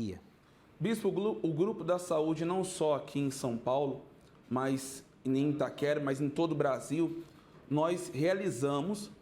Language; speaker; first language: Portuguese; native; Portuguese